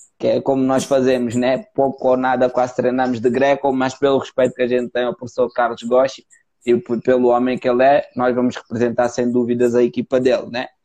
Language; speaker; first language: Portuguese; native; Portuguese